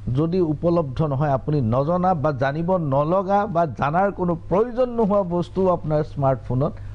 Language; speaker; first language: Assamese; native; Assamese